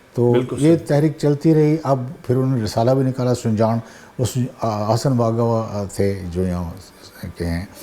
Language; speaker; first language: Urdu; non-native, local second language; Saraiki